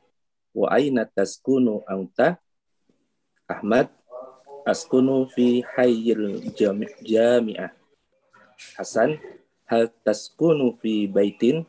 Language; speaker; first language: Arabic; non-native, learner; Indonesian